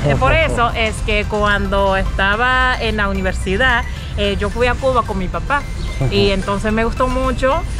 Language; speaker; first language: Spanish; non-native, fluent; Japanese